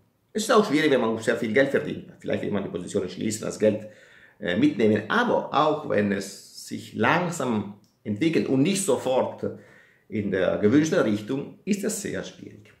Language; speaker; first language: German; non-native, fluent; Italian